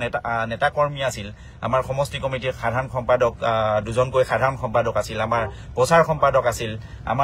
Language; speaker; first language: Assamese; native; Assamese